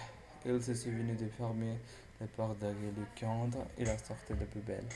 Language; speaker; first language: French; non-native, learner; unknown